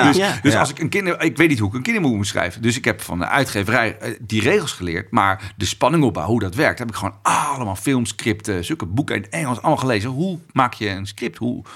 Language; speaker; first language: Dutch; native; Dutch